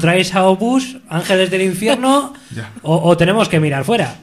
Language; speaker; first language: Spanish; native; Spanish